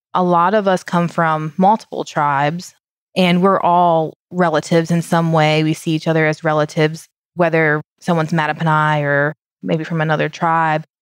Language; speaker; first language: English; native; English